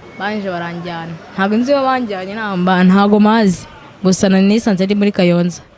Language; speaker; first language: Kinyarwanda; native; Kinyarwanda